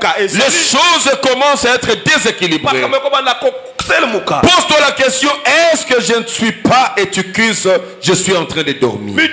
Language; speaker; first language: French; non-native, local second language; Lingala